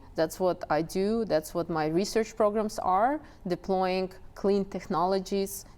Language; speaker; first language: English; non-native, fluent; Ukrainian